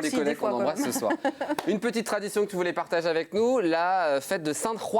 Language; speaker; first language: French; native; French